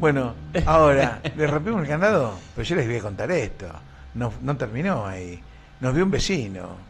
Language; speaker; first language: Spanish; native; Spanish